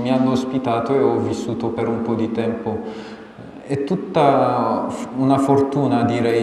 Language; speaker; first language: Italian; non-native, fluent; Amharic